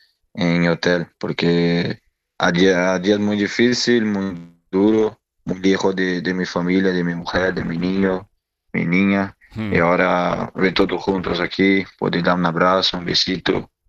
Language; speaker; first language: Spanish; non-native, learner; Portuguese